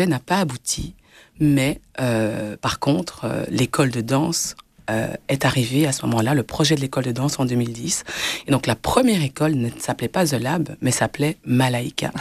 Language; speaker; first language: French; early bilingual, other home language; Swahili